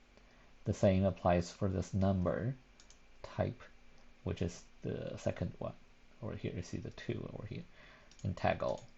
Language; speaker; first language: English; non-native, fluent; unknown